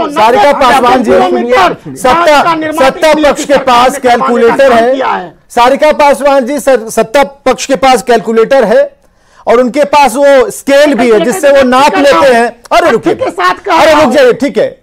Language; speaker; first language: Hindi; native; Hindi